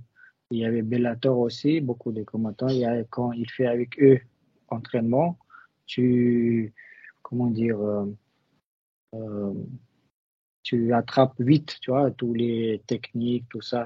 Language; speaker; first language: French; non-native, learner; Russian